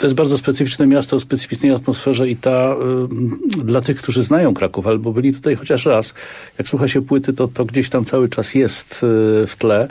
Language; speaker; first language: Polish; native; Polish